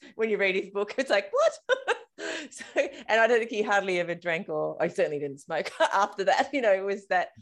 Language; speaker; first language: English; native; English